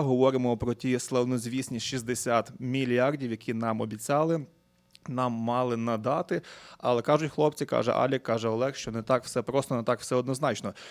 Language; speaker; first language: Ukrainian; native; Ukrainian